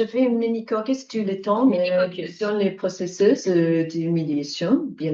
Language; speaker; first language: French; non-native, learner; English